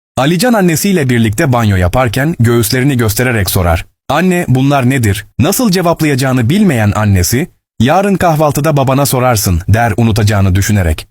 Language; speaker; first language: Turkish; native; Turkish